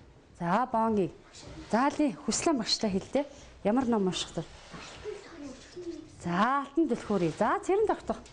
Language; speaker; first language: Mongolian; native; Mongolian